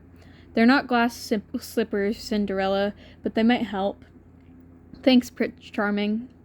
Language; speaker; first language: English; native; English